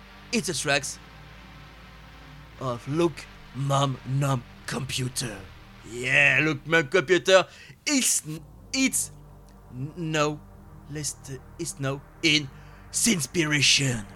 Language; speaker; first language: English; non-native, learner; French